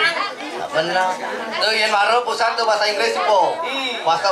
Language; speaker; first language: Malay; non-native, local second language; Balinese